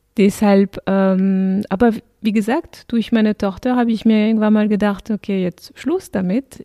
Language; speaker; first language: German; non-native, fluent; French